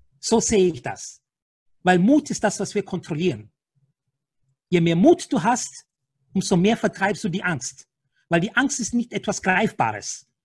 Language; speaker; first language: German; non-native, fluent; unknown